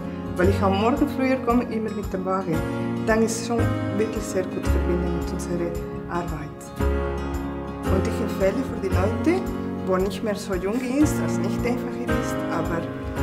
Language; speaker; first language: German; non-native, fluent; Spanish